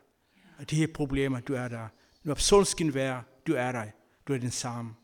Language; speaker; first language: Danish; non-native, learner; Kabuverdianu